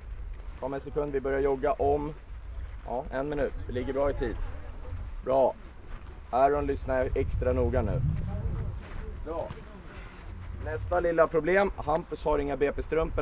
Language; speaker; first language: Swedish; native; Swedish